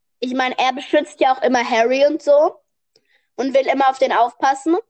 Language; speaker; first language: German; native; German